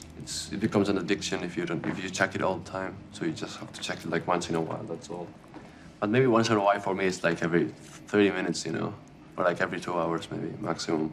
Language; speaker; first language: English; early bilingual, heritage; English